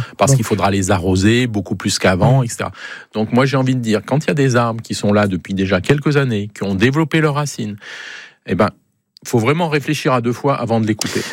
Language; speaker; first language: French; native; French